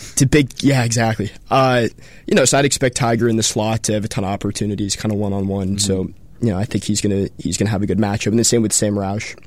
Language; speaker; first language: English; native; English